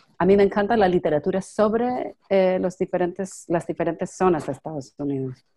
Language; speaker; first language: Spanish; non-native, fluent; English